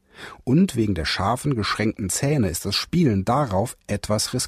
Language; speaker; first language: German; native; German